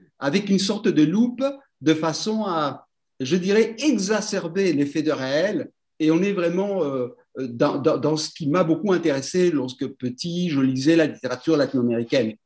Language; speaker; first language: French; non-native, fluent; Spanish